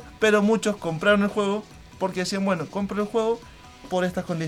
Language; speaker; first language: Spanish; native; Spanish